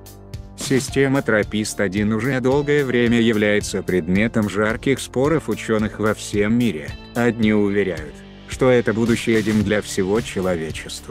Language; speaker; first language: Russian; native; Russian